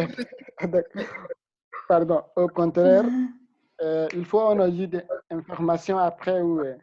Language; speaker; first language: French; non-native, learner; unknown